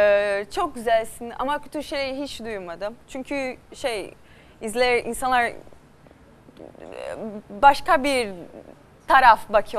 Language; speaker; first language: Turkish; non-native, learner; Portuguese